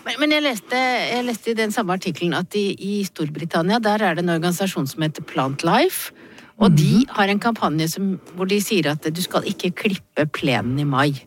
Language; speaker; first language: Norwegian; native; Norwegian